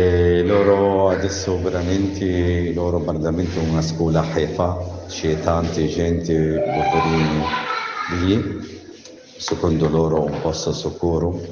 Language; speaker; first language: Italian; non-native, learner; Arabic